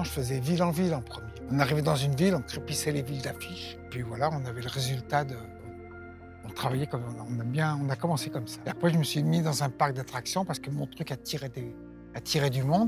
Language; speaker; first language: French; native; French